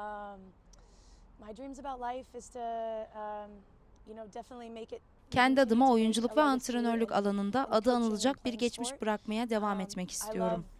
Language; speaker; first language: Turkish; non-native, learner; English